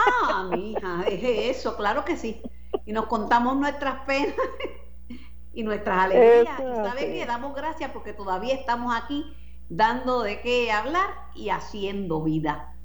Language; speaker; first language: Spanish; native; Spanish